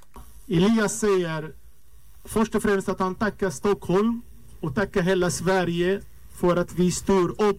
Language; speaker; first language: Swedish; non-native, fluent; Arabic